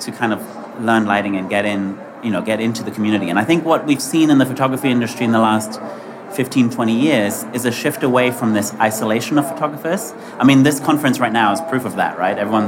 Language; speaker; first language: English; native; English